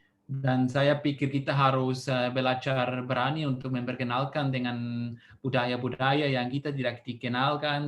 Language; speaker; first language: Indonesian; non-native, fluent; Swiss German